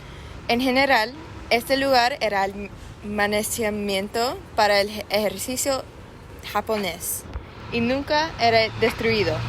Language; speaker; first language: Spanish; non-native, learner; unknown